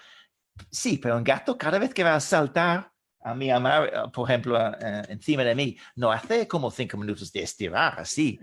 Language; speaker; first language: Spanish; non-native, fluent; English